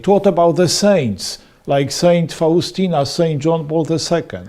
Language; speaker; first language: English; non-native, fluent; Polish